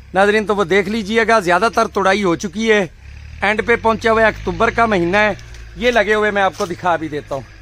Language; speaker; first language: Urdu; non-native, local second language; Punjabi